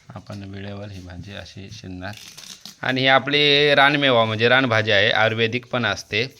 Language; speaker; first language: Marathi; non-native, local second language; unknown